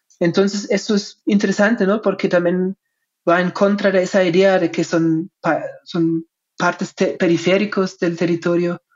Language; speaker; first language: Spanish; non-native, fluent; German